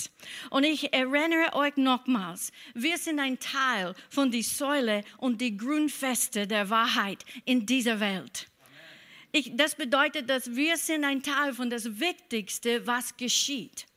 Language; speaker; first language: German; non-native, fluent; English